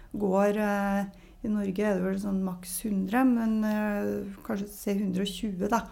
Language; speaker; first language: Norwegian; native; Norwegian